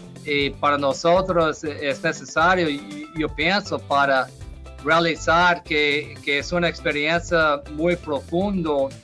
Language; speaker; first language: Spanish; non-native, fluent; English